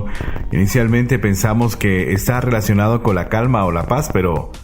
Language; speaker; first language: Spanish; native; Spanish